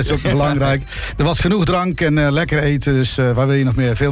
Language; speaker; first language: Dutch; native; Dutch